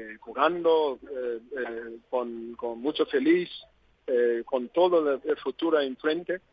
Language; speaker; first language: Spanish; non-native, learner; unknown